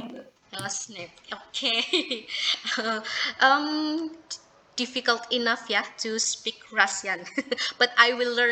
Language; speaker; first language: English; non-native, learner; Javanese